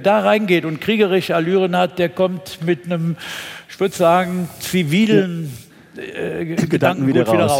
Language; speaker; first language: German; native; German